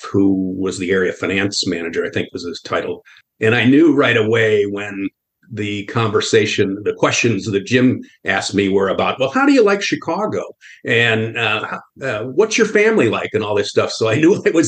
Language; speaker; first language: English; native; English